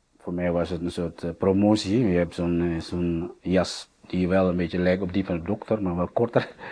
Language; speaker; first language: Dutch; non-native, fluent; Indonesian